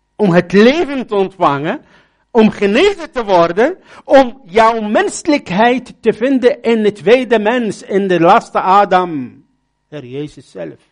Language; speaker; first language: Dutch; non-native, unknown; Arabic